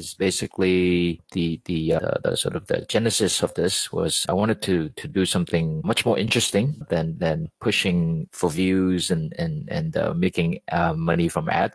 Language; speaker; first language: English; native; English